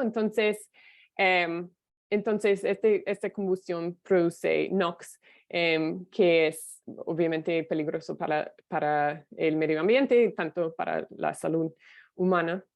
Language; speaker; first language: Spanish; non-native, fluent; English